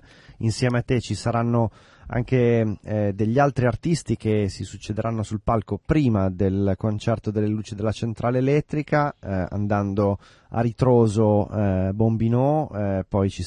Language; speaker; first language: Italian; native; Italian